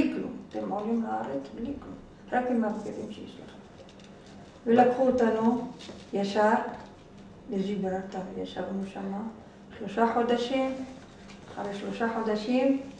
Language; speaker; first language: Hebrew; non-native, fluent; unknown